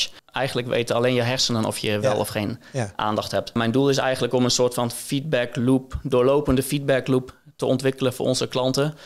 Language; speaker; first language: Dutch; native; Dutch